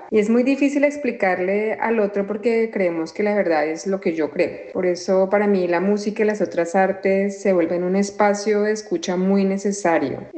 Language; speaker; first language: Spanish; native; Spanish